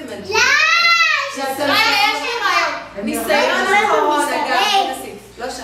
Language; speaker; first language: Hebrew; native; Hebrew